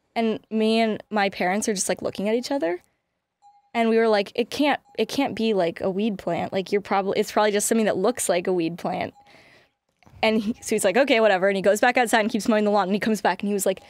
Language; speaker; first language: English; native; English